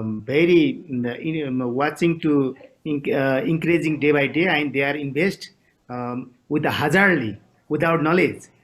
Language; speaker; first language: English; non-native, local second language; Nepali